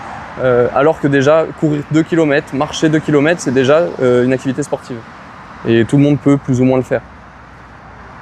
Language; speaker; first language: French; native; French